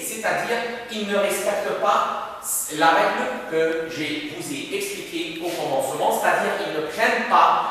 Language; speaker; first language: French; non-native, fluent; Arabic